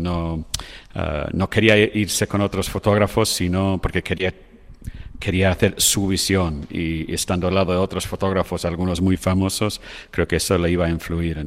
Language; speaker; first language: Spanish; non-native, fluent; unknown